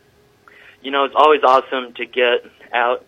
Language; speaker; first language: English; native; English